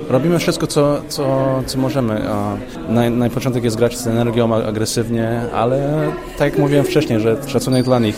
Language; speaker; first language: Polish; non-native, learner; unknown